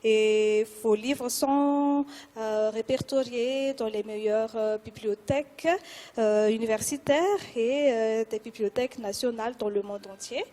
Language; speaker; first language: French; non-native, local second language; Malagasy